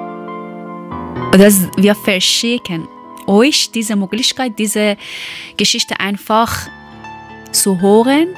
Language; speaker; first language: German; non-native, learner; Persian